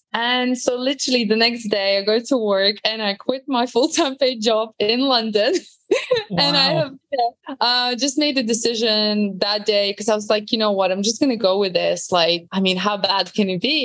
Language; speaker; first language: English; non-native, fluent; Latvian